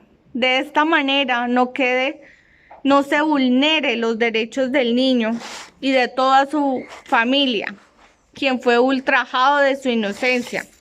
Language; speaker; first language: Spanish; native; Spanish